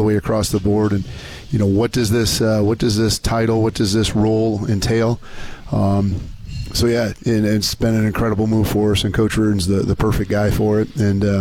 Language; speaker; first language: English; native; English